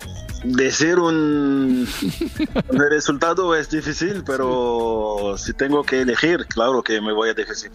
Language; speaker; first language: Spanish; non-native, fluent; French